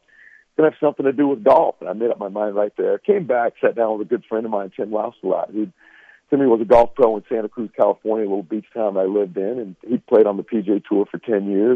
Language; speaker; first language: English; native; English